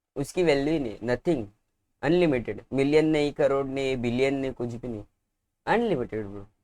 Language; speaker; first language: Hindi; non-native, local second language; Marathi